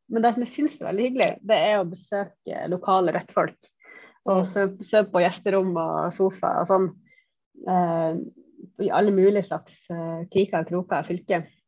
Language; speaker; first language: Norwegian; native; Norwegian